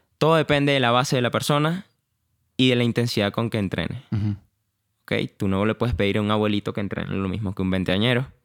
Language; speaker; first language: Spanish; native; Spanish